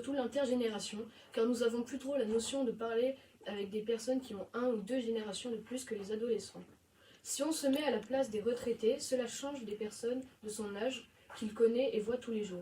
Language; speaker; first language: French; native; French